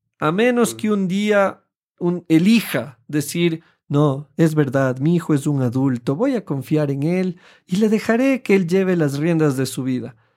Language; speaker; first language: Spanish; native; Spanish